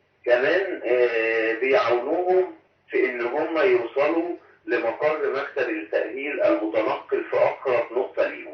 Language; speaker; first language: Arabic; native; Arabic